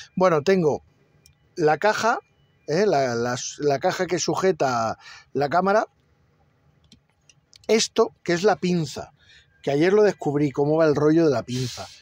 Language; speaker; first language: Spanish; native; Spanish